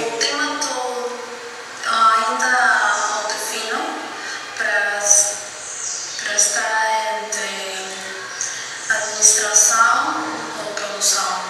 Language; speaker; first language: Portuguese; non-native, learner; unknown